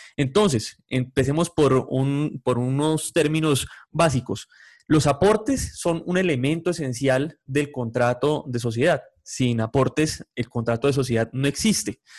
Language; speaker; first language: Spanish; native; Spanish